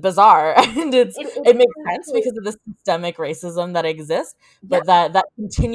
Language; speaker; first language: English; native; English